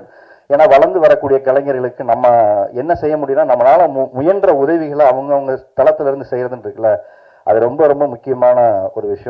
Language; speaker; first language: Tamil; native; Tamil